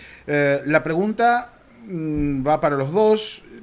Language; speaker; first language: Spanish; native; Spanish